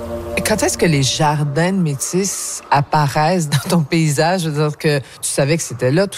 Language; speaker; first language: French; native; French